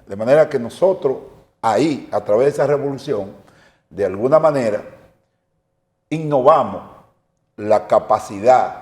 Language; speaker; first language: Spanish; native; Spanish